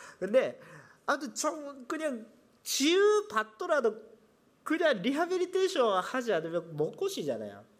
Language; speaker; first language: Korean; non-native, fluent; Japanese